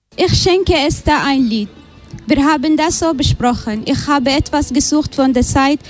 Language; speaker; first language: German; non-native, learner; Somali